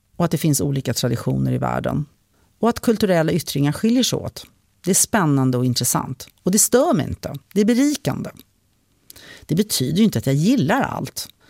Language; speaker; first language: Swedish; early bilingual, other home language; French